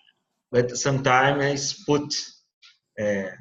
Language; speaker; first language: English; non-native, learner; Portuguese